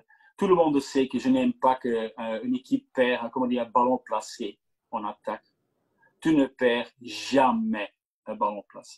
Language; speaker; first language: French; non-native, local second language; Dutch